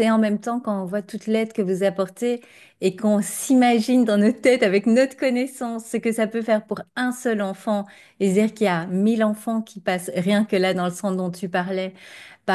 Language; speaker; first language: French; native; French